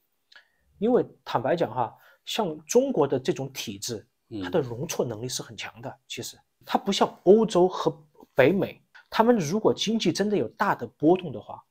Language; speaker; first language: Chinese; native; Chinese